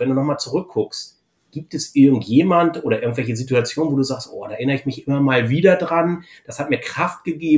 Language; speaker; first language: German; native; German